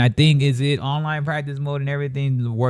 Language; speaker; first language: English; native; English